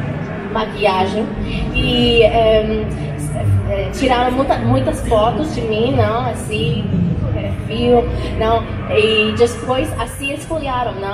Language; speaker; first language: Portuguese; non-native, learner; English